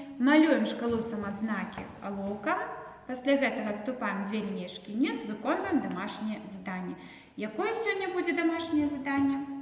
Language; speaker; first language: Belarusian; non-native, local second language; Russian